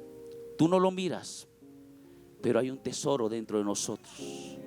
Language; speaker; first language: Spanish; native; Spanish